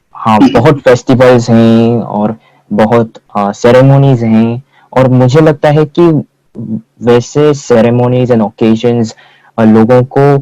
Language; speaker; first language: Hindi; non-native, fluent; Korean